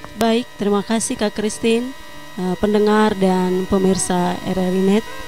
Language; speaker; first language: Indonesian; non-native, local second language; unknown